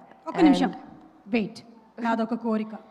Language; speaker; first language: Telugu; native; Telugu